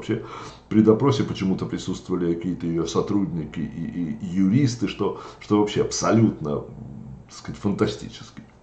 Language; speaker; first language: Russian; native; Russian